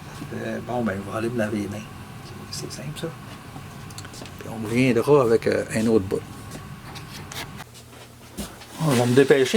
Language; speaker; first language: French; native; French